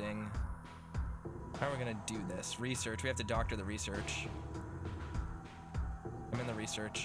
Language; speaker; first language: English; native; English